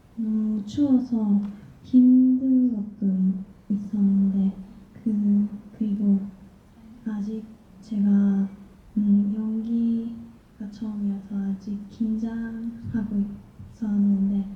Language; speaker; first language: Korean; non-native, learner; Japanese